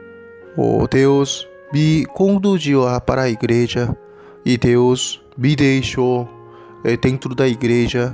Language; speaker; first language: Portuguese; non-native, learner; Korean